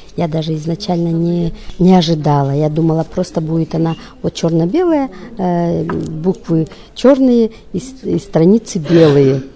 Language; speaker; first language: Russian; non-native, local second language; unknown